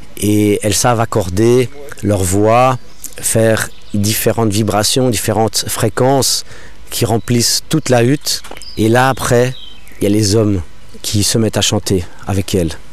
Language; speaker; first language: French; non-native, local second language; English